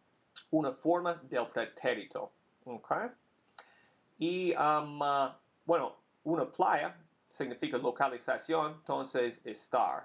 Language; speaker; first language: Spanish; non-native, fluent; English